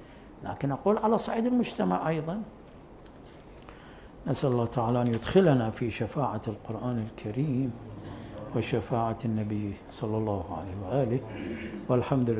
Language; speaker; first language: Arabic; native; Arabic